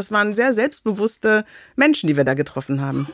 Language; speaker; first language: German; native; German